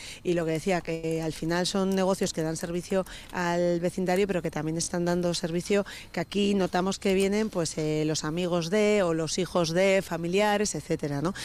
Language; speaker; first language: Spanish; native; Spanish